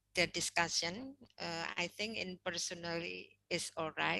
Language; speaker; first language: English; non-native, learner; Indonesian